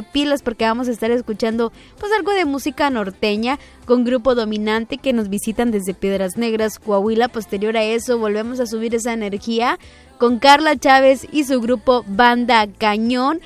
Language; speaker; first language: Spanish; native; Spanish